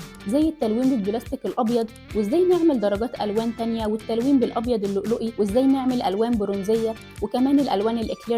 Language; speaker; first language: Arabic; native; Arabic